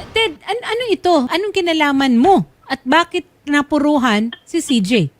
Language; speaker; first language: Filipino; native; Filipino